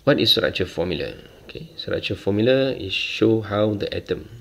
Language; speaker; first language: English; non-native, local second language; Malay